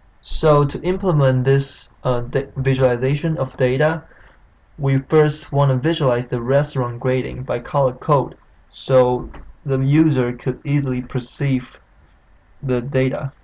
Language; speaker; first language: English; non-native, fluent; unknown